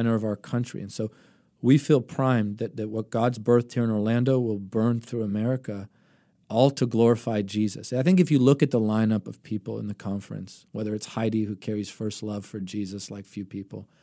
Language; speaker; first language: English; early bilingual, other home language; Greek